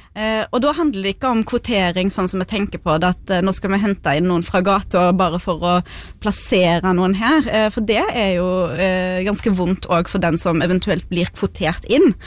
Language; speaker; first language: Norwegian; early bilingual, other home language; Arabic